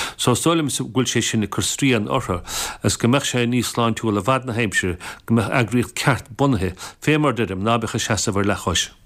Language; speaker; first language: Irish; native; Irish